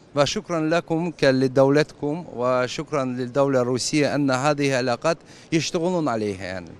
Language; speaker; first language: Arabic; non-native, fluent; Russian